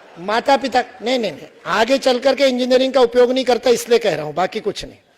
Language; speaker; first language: Hindi; non-native, local second language; Marathi